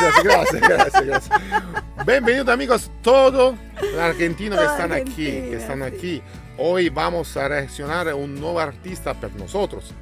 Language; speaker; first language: Spanish; non-native, learner; Italian